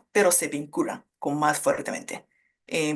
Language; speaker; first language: Spanish; non-native, fluent; Japanese